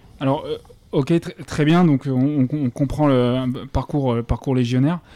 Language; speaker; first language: French; native; French